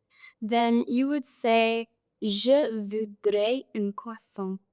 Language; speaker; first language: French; non-native, fluent; English